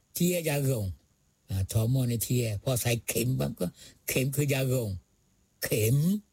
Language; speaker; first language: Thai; non-native, local second language; Malay